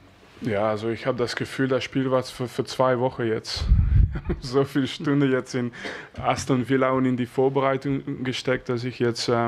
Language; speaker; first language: German; non-native, fluent; French